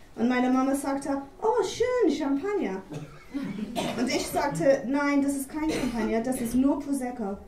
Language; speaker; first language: German; non-native, fluent; English